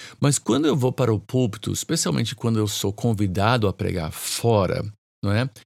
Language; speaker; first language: Portuguese; non-native, fluent; English